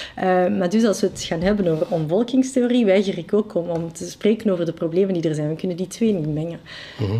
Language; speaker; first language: Dutch; non-native, local second language; French